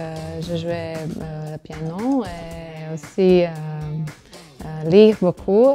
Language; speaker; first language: French; non-native, fluent; Croatian